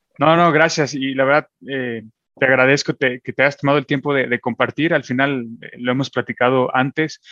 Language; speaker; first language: Spanish; native; Spanish